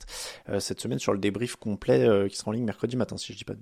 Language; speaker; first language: French; native; French